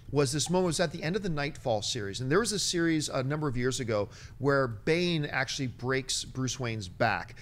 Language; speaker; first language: English; native; English